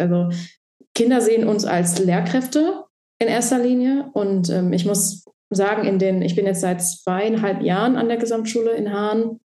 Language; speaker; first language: German; native; German